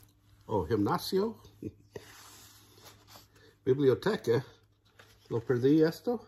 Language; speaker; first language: Spanish; non-native, learner; English